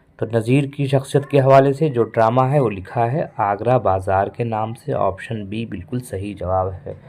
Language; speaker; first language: Hindi; native; Hindi